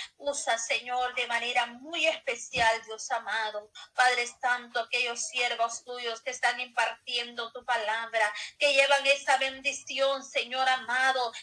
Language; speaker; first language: Spanish; native; Spanish